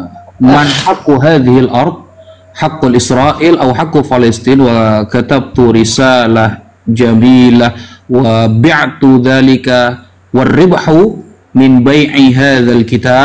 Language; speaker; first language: Arabic; non-native, learner; Indonesian